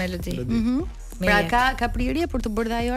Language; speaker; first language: Albanian; native; Albanian